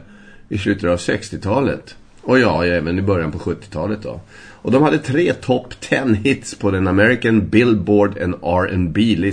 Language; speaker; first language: Swedish; native; Swedish